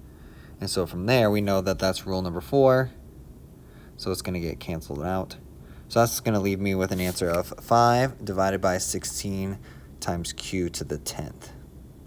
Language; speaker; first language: English; native; English